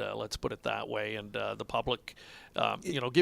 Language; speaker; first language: English; native; English